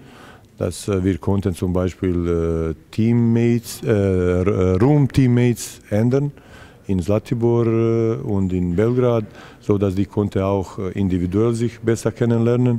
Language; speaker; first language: German; non-native, fluent; Serbian